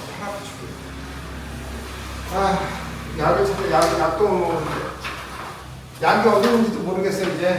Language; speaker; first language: Korean; native; Korean